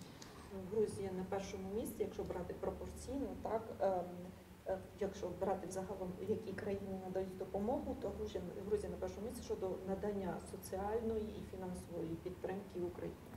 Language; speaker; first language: Ukrainian; non-native, fluent; Georgian